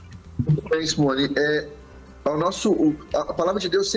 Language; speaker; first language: Portuguese; native; Portuguese